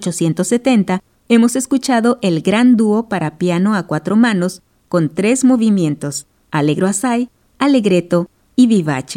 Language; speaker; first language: Spanish; native; Spanish